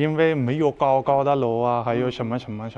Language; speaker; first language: Chinese; non-native, learner; Urdu